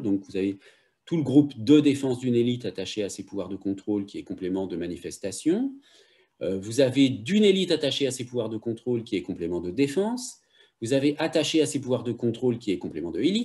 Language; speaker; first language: French; native; French